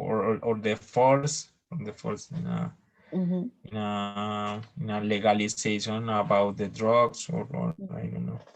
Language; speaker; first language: English; non-native, learner; Spanish